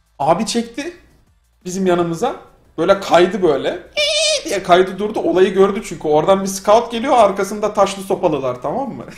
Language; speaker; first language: Turkish; native; Turkish